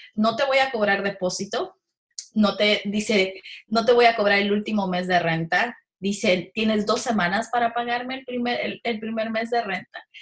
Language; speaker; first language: Spanish; early bilingual, heritage; Spanish